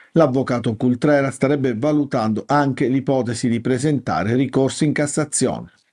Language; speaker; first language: Italian; native; Italian